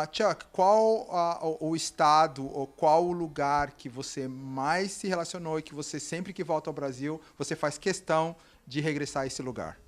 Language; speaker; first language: Portuguese; native; Portuguese